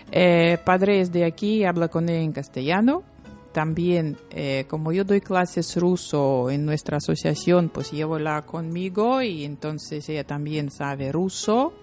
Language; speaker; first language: Spanish; non-native, learner; Lithuanian